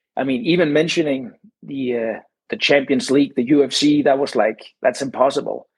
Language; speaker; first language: English; non-native, fluent; Danish